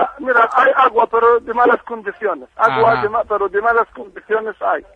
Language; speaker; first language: Spanish; non-native, fluent; Arabic